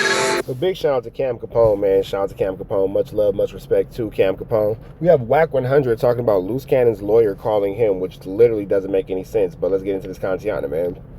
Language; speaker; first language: English; native; English